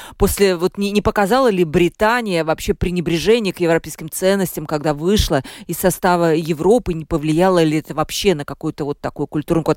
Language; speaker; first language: Russian; native; Russian